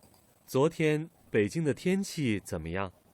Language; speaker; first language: Chinese; non-native, learner; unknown